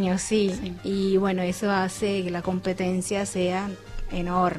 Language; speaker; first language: Spanish; non-native, fluent; Portuguese